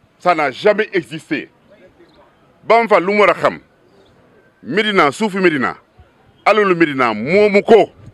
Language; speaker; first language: Wolof; native; Wolof